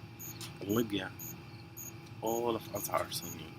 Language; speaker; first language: English; non-native, fluent; Arabic